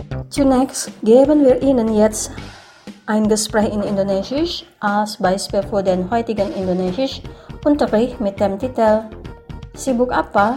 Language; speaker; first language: German; non-native, fluent; Indonesian